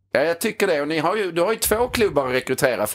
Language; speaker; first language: Swedish; native; Swedish